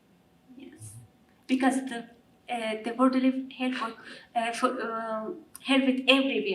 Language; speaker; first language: English; non-native, learner; Persian